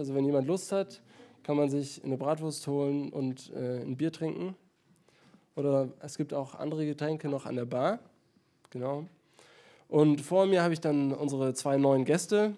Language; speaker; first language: German; native; German